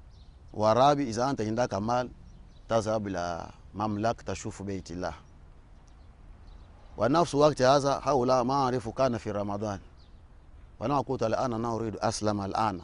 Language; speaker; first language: Arabic; non-native, learner; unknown